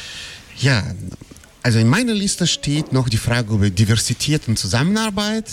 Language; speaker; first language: German; non-native, fluent; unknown